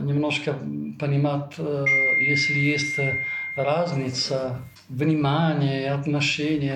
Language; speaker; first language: Russian; non-native, fluent; Italian